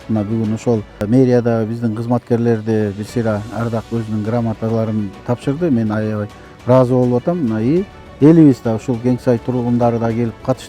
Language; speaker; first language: Kyrgyz; native; Kyrgyz